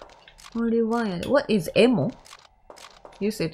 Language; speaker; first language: English; non-native, learner; Japanese